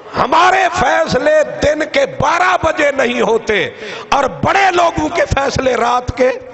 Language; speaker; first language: Urdu; non-native, local second language; Punjabi